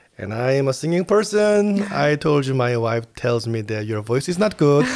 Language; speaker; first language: English; non-native, fluent; Korean